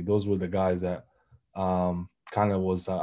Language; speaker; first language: English; non-native, local second language; French